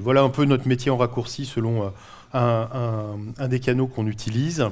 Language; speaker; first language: French; native; French